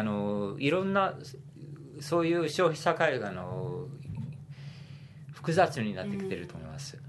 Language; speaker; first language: Japanese; non-native, fluent; English